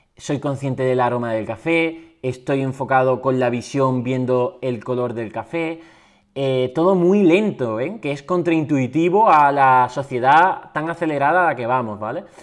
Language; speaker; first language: Spanish; native; Spanish